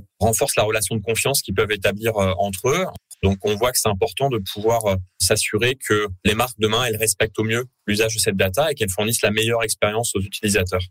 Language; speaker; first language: French; native; French